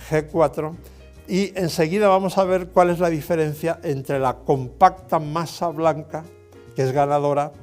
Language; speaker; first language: Spanish; native; Spanish